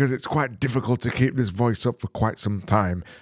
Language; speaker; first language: English; native; English